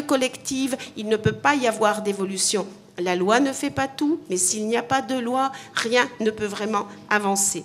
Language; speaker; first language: French; native; French